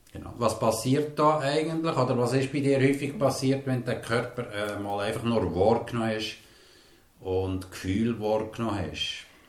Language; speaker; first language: German; native; German